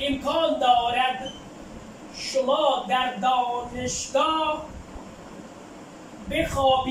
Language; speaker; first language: Persian; non-native, fluent; Urdu